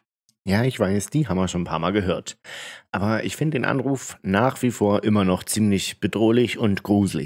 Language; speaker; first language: German; native; German